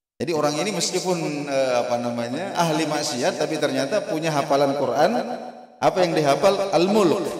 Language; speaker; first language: Indonesian; non-native, local second language; Buginese